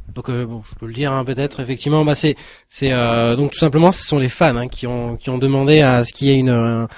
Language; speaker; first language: French; native; French